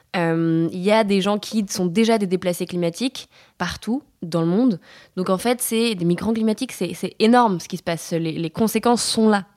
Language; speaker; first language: French; native; French